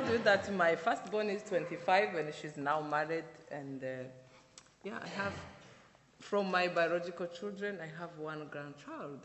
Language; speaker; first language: English; non-native, local second language; Kinyarwanda